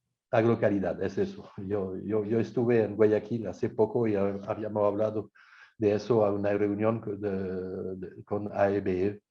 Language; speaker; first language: Spanish; non-native, fluent; French